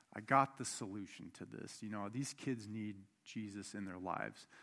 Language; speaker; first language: English; native; English